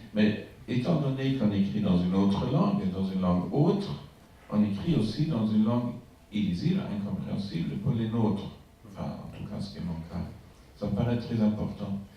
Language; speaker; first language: French; non-native, fluent; German